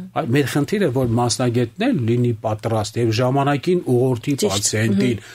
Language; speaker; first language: Armenian; native; Armenian